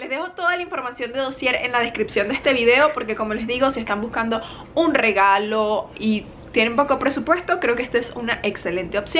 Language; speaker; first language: Spanish; native; Spanish